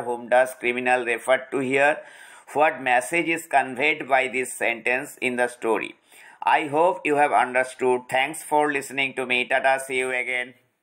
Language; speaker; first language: English; non-native, local second language; Bangla